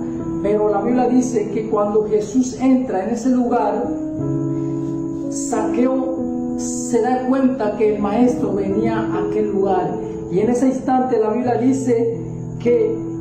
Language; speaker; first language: Spanish; native; Spanish